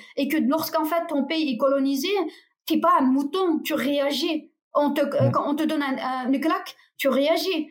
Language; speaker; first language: French; non-native, fluent; Uyghur